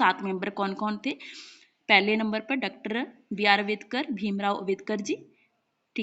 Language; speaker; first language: Hindi; non-native, local second language; Punjabi